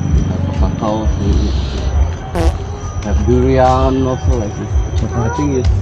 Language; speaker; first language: English; non-native, learner; Balinese